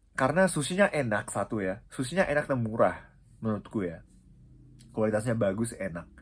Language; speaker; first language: Indonesian; non-native, fluent; Japanese